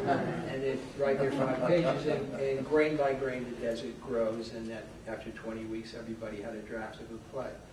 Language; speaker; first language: English; native; English